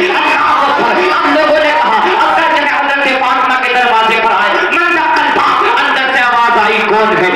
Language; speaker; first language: Urdu; native; Urdu